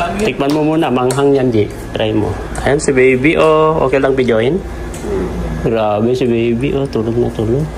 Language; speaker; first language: Filipino; non-native, local second language; Iloko